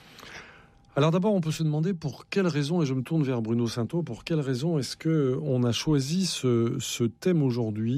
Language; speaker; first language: French; native; French